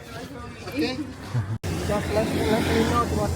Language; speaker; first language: English; non-native, learner; Indonesian